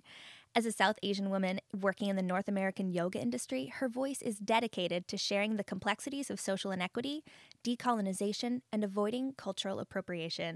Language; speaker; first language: English; native; English